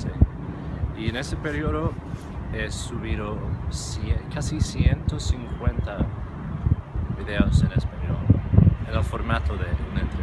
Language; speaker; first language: Spanish; non-native, learner; English